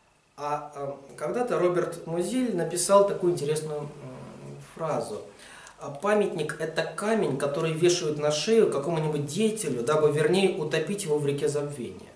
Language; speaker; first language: Russian; native; Russian